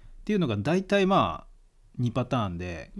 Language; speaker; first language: Japanese; native; Japanese